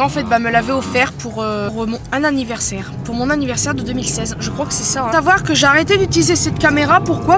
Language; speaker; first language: French; native; French